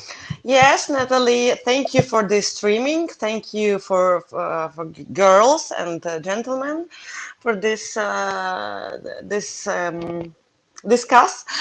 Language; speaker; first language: English; non-native, learner; Russian